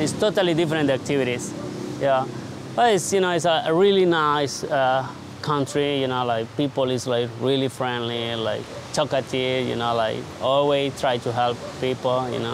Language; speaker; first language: English; non-native, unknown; Spanish